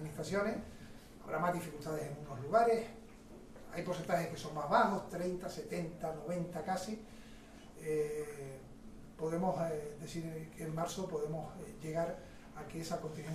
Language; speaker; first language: Spanish; native; Spanish